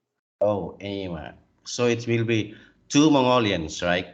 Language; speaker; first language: English; non-native, learner; Indonesian